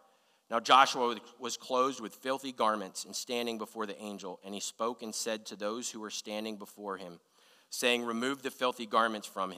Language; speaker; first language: English; native; English